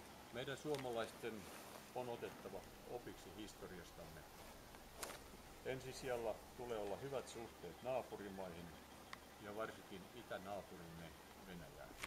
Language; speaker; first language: Finnish; native; Finnish